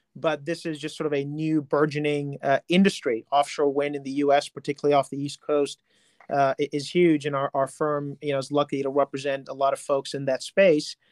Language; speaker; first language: English; non-native, local second language; Hindi